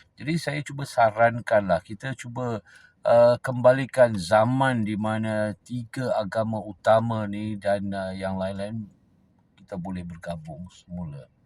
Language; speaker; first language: Malay; non-native, local second language; Tamil